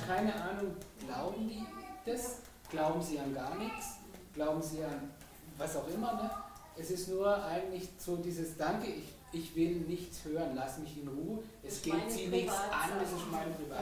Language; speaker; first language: German; native; German